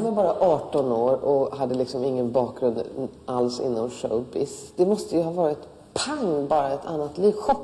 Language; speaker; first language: Swedish; native; Swedish